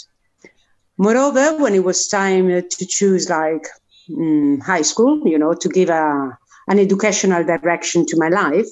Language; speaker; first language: English; non-native, fluent; Italian